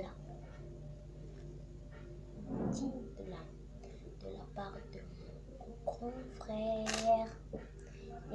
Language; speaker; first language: French; non-native, local second language; Lingala